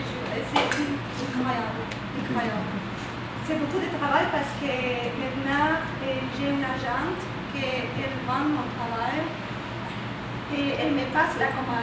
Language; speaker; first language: French; non-native, fluent; Spanish